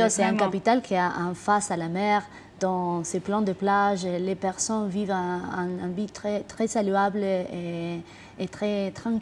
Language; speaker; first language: French; non-native, fluent; Spanish